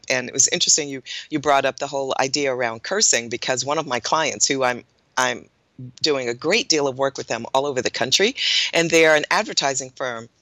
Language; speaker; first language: English; native; English